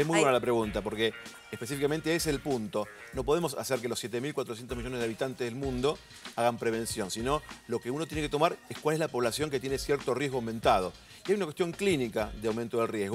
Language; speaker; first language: Spanish; native; Spanish